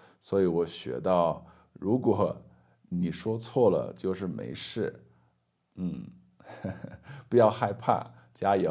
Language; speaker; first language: Chinese; non-native, fluent; English